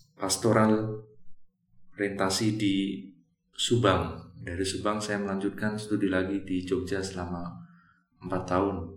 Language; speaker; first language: Indonesian; native; Indonesian